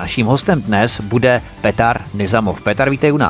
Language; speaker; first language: Czech; native; Czech